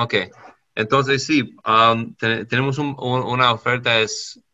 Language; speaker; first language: Spanish; non-native, learner; English